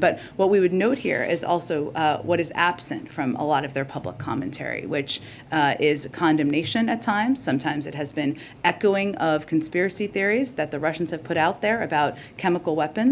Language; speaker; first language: English; native; English